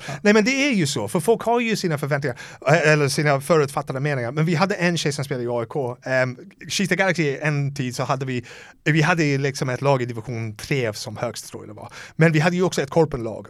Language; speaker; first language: Swedish; non-native, fluent; English